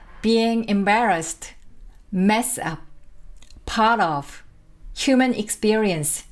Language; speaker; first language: English; non-native, learner; Korean